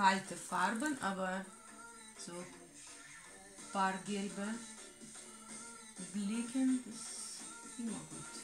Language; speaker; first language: German; non-native, learner; Russian